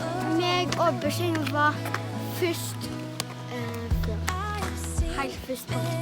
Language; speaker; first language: Norwegian; early bilingual, other home language; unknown